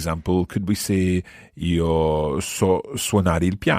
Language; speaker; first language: Italian; non-native, fluent; English